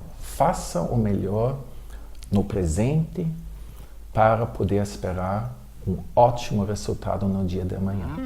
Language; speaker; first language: Portuguese; non-native, fluent; German